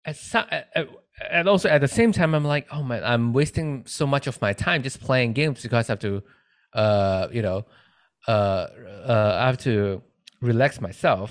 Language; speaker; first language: English; non-native, local second language; Chinese